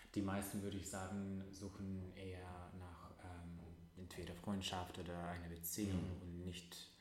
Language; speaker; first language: German; non-native, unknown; Russian